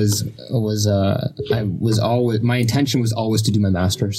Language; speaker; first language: English; non-native, fluent; Russian